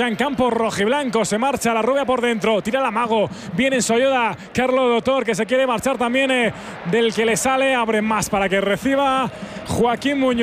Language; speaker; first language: Spanish; native; Spanish